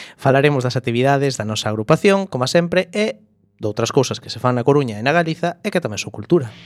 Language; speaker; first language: Galician; native; Galician